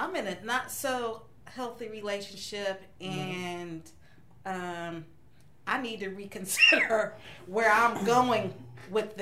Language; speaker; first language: English; native; English